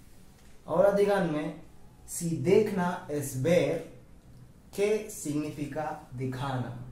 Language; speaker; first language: Spanish; non-native, fluent; Hindi